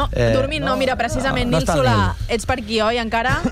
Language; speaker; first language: Catalan; native; Catalan